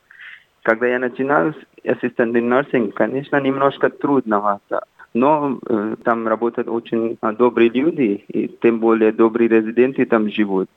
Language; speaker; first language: Russian; non-native, fluent; Hindi